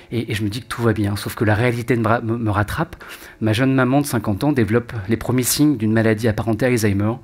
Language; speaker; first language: French; native; French